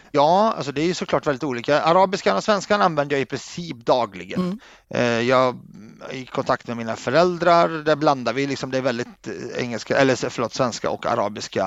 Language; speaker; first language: Swedish; early bilingual, other home language; Arabic